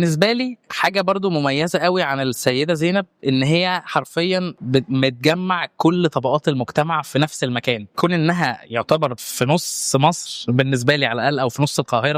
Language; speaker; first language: Arabic; native; Arabic